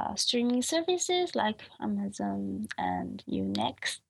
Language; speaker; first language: English; non-native, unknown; Japanese